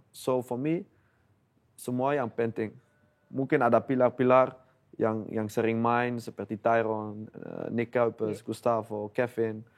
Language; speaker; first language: Indonesian; non-native, fluent; Dutch